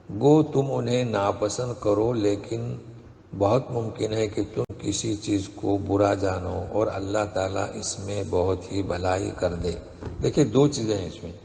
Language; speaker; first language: Urdu; non-native, local second language; Konkani